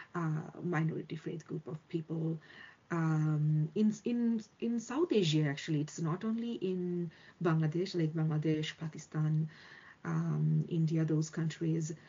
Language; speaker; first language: English; non-native, local second language; Bangla